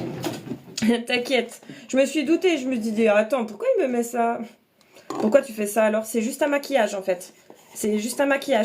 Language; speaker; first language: French; native; French